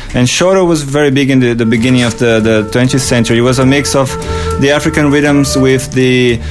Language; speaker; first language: English; non-native, fluent; Portuguese